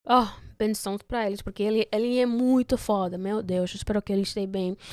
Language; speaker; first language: Portuguese; non-native, fluent; Spanish